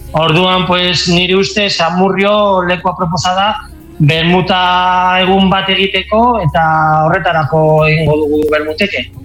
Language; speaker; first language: Basque; non-native, local second language; Spanish